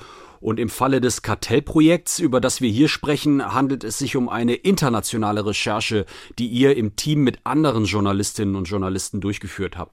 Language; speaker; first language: German; native; German